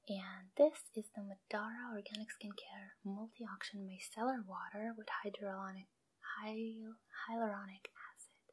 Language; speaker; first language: English; early bilingual, other home language; Russian